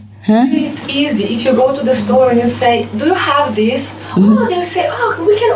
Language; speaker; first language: English; non-native, learner; Slovenian